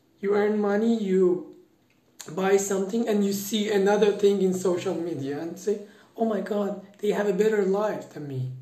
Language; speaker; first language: English; non-native, fluent; Persian